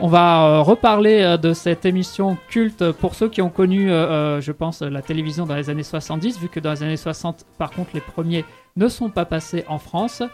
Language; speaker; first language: French; native; French